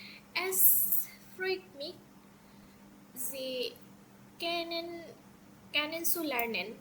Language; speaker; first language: German; non-native, fluent; Bangla